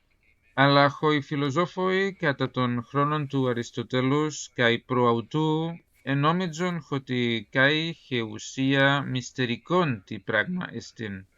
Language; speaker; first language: Greek; non-native, fluent; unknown